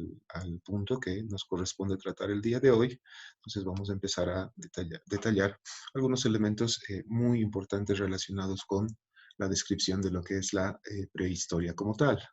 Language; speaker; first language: Spanish; native; Spanish